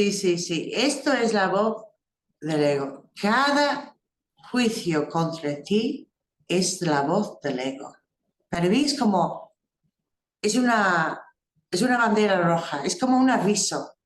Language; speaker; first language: Spanish; non-native, fluent; English